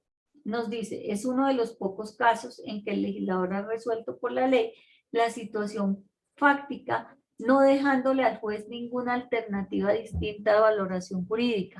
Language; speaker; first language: Spanish; native; Spanish